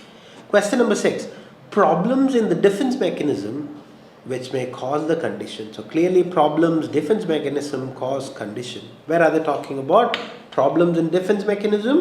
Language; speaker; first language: English; non-native, local second language; Malayalam